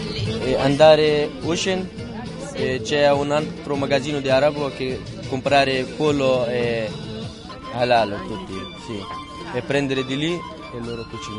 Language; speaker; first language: Italian; non-native, learner; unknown